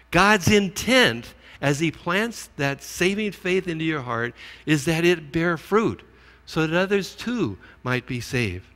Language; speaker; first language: English; native; English